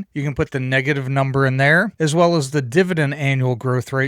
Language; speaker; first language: English; native; English